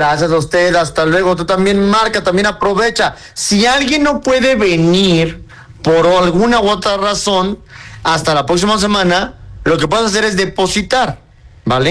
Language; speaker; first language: Spanish; native; Spanish